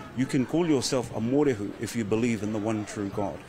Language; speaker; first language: English; native; English